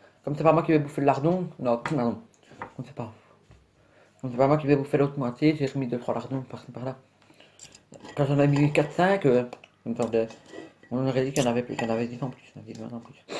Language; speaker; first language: French; native; French